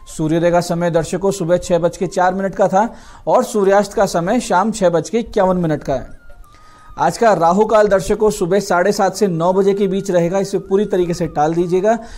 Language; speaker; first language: Hindi; native; Hindi